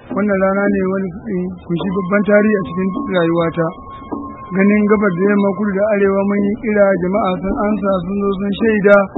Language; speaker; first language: Hausa; non-native, local second language; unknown